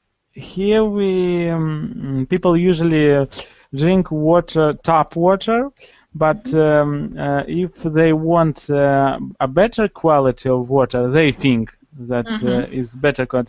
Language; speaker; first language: English; non-native, learner; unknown